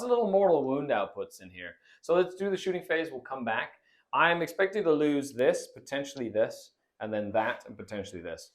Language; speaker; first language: English; native; English